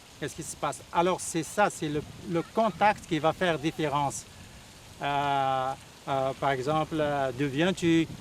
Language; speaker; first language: French; non-native, local second language; Arabic